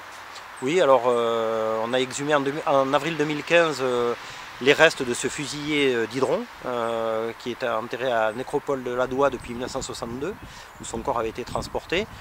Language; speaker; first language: French; native; French